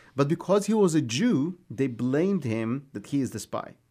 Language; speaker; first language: English; non-native, fluent; Hebrew